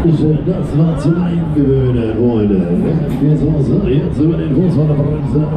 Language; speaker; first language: German; native; German